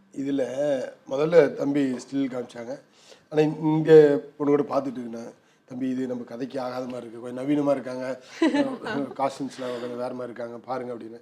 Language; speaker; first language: Tamil; native; Tamil